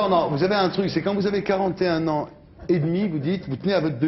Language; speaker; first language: French; native; French